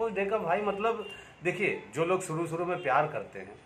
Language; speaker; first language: Hindi; native; Hindi